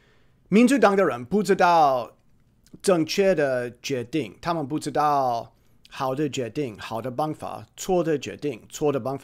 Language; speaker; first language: Chinese; non-native, fluent; English